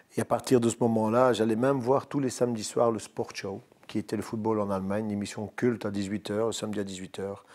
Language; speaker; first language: French; native; French